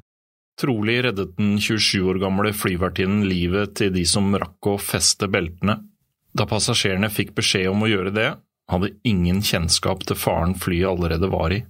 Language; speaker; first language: Norwegian; native; Norwegian